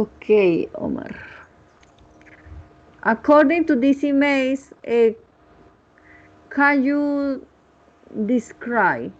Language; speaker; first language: English; non-native, learner; Spanish